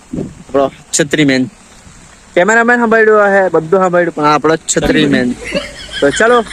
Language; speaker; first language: Gujarati; native; Gujarati